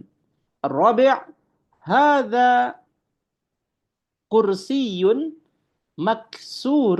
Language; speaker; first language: Arabic; non-native, fluent; Indonesian